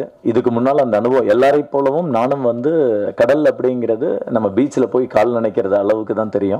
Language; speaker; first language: Tamil; native; Tamil